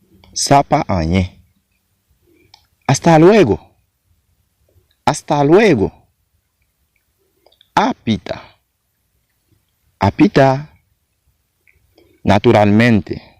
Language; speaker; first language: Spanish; non-native, learner; Haitian Creole